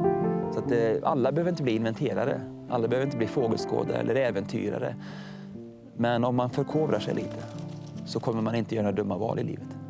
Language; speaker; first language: Swedish; native; Swedish